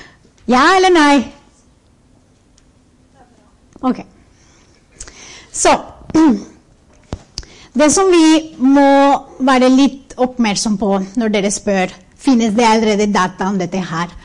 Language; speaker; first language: Norwegian; non-native, fluent; Spanish